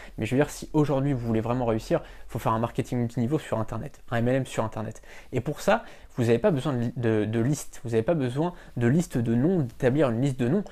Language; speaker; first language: French; native; French